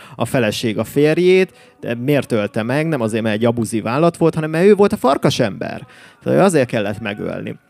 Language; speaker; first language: Hungarian; native; Hungarian